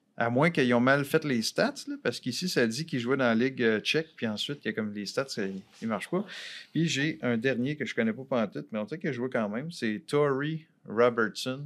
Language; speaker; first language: French; native; French